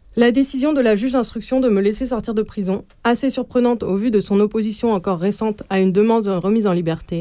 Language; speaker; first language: French; native; French